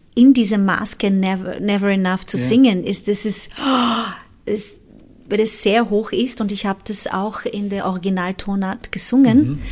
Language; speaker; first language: German; non-native, fluent; Portuguese